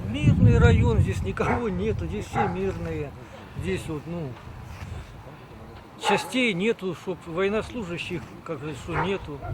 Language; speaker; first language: Russian; native; Russian